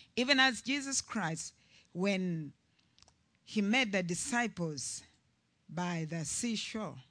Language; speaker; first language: English; non-native, local second language; Ganda